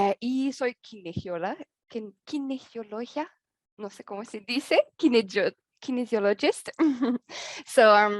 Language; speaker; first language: Spanish; non-native, learner; French